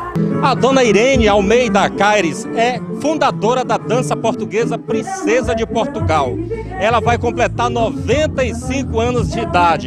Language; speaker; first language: Portuguese; native; Portuguese